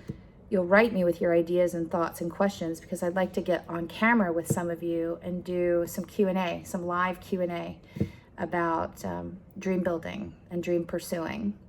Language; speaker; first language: English; native; English